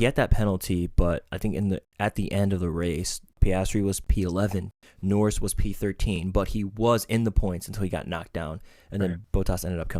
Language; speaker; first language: English; native; English